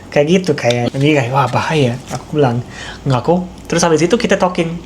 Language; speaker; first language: Indonesian; non-native, fluent; English